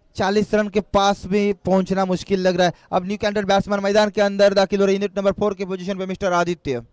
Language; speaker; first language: Hindi; non-native, local second language; Marathi